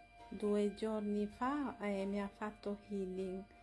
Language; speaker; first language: Italian; non-native, learner; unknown